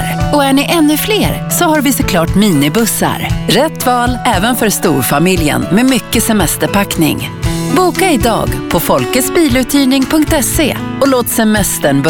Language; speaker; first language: Swedish; native; Swedish